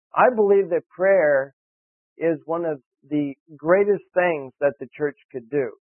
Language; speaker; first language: English; native; English